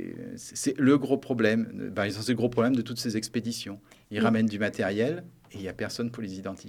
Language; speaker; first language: French; native; French